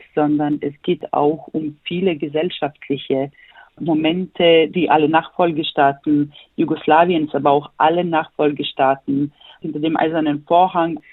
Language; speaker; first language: German; non-native, fluent; Bosnian